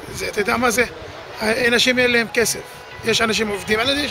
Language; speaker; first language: Hebrew; non-native, local second language; Arabic